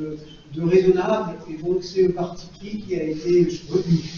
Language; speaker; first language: French; native; French